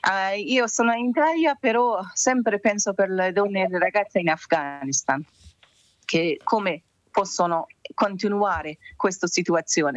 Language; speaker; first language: Italian; non-native, learner; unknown